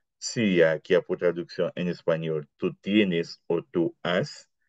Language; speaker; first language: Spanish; non-native, fluent; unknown